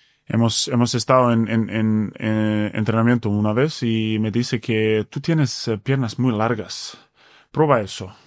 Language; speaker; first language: Spanish; non-native, fluent; Bosnian